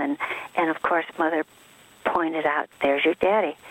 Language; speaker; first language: English; early bilingual, other home language; Swedish